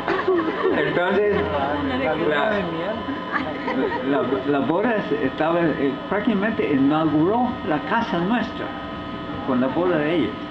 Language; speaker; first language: Spanish; non-native, fluent; English